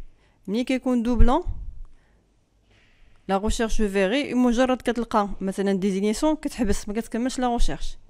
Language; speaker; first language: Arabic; native; Arabic